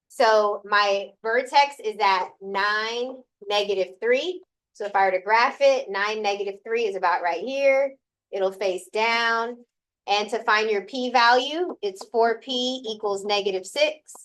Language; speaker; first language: English; native; English